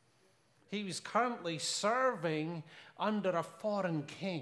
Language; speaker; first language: English; native; English